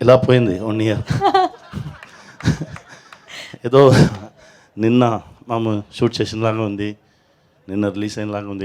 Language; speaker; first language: Telugu; non-native, learner; Tamil